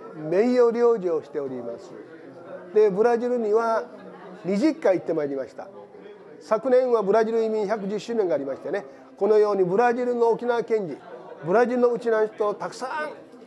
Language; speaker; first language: Japanese; native; Japanese